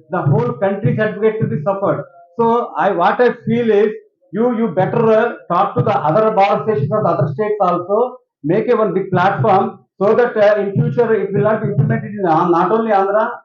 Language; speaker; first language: English; non-native, local second language; Telugu